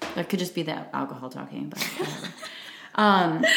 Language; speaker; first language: English; native; English